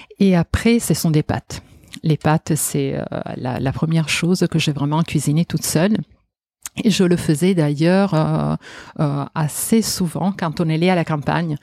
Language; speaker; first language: French; non-native, fluent; Italian